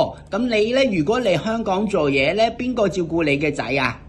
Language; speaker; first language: Cantonese; native; Cantonese